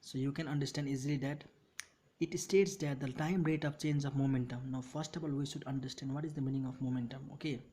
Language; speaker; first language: English; non-native, local second language; Nepali